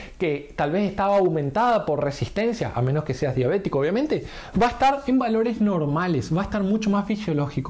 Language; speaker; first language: Spanish; native; Spanish